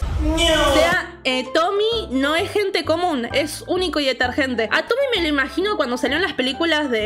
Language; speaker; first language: Spanish; native; Spanish